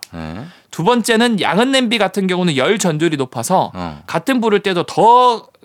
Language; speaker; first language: Korean; native; Korean